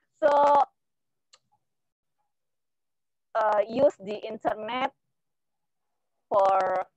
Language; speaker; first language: English; non-native, learner; Indonesian